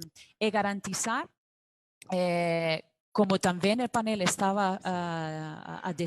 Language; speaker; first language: Spanish; non-native, fluent; Portuguese